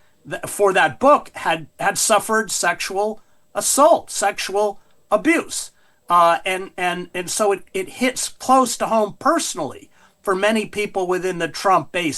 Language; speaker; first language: English; native; English